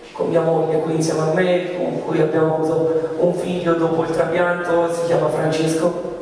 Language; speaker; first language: Italian; early bilingual, other home language; Arabic